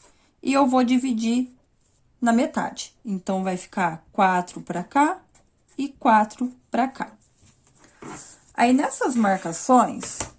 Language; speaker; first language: Portuguese; native; Portuguese